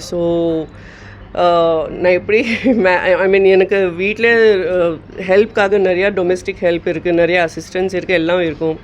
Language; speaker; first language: Tamil; non-native, fluent; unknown